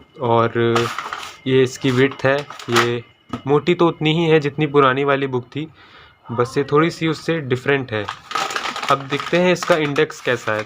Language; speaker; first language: Hindi; native; Hindi